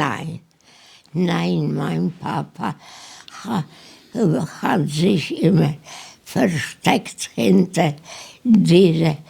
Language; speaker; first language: German; non-native, learner; Polish